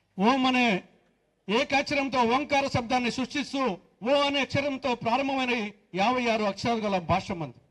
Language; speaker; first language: Telugu; native; Telugu